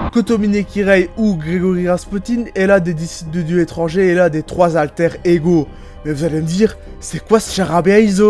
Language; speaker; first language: French; native; French